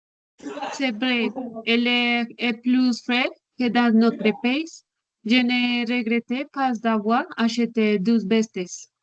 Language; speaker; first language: French; non-native, learner; Spanish